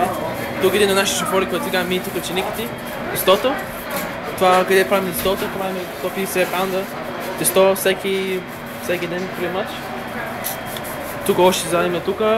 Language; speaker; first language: Bulgarian; early bilingual, heritage; Bulgarian